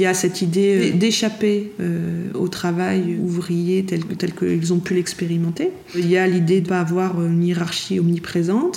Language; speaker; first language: French; native; French